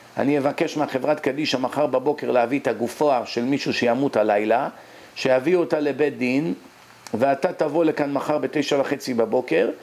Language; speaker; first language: Hebrew; native; Hebrew